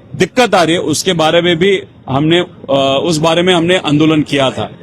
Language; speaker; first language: Hindi; non-native, local second language; Marathi